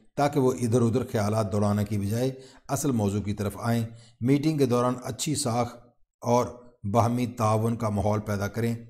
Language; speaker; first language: Urdu; non-native, local second language; Punjabi